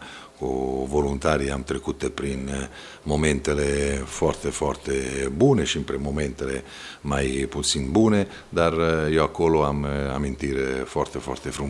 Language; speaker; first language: Romanian; non-native, fluent; Italian